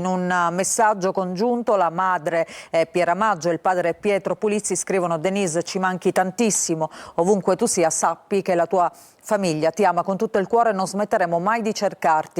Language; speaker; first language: Italian; native; Italian